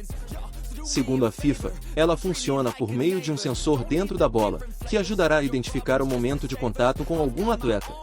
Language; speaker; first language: Portuguese; native; Portuguese